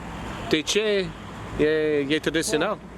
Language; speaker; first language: Romanian; non-native, learner; English